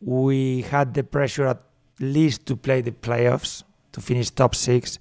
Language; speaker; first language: English; non-native, fluent; Spanish